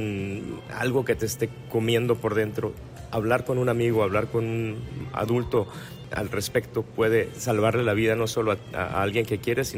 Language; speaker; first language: Spanish; native; Spanish